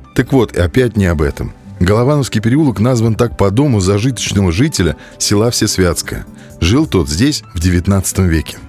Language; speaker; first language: Russian; native; Russian